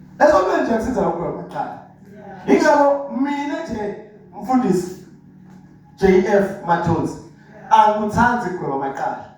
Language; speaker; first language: Zulu; non-native, local second language; Swati